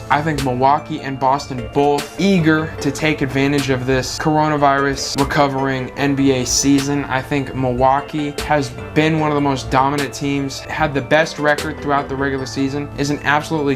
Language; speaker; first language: English; native; English